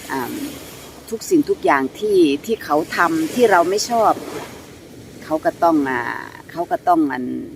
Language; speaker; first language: Thai; non-native, local second language; Northeastern Thai